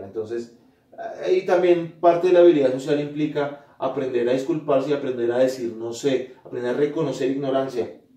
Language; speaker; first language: Spanish; native; Spanish